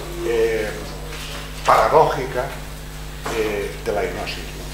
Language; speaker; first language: Spanish; native; Spanish